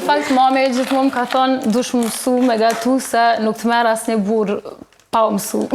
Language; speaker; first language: Albanian; early bilingual, heritage; Albanian